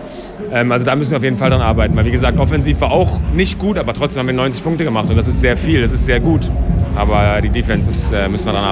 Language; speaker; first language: German; native; German